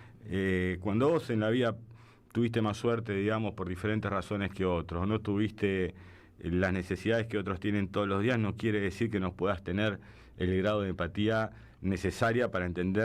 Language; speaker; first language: Spanish; native; Spanish